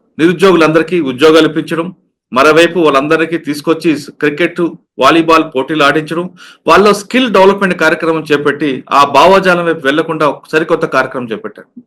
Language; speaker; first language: Telugu; native; Telugu